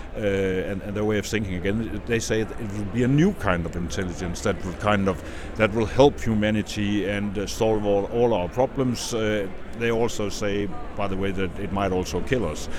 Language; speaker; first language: English; non-native, fluent; Danish